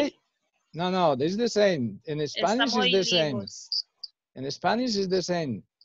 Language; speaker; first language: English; non-native, fluent; Spanish